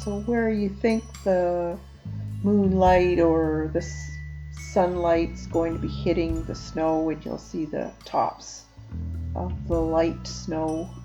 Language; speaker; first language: English; native; English